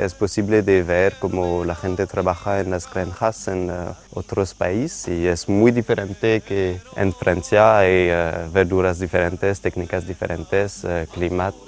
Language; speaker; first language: Spanish; non-native, learner; French